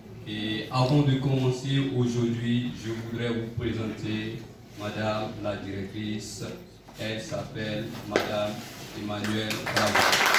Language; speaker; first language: French; non-native, fluent; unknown